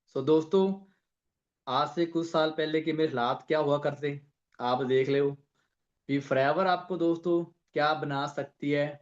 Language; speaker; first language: Hindi; non-native, local second language; Punjabi